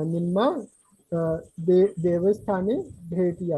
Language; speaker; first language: Kannada; non-native, learner; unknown